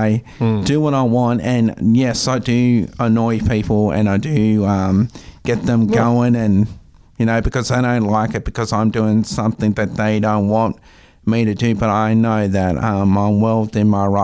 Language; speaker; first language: English; native; English